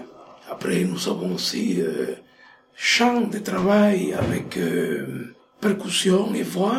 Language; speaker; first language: French; non-native, fluent; Spanish